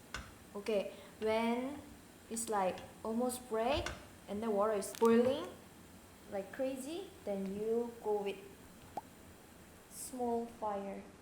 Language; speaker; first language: English; non-native, fluent; Korean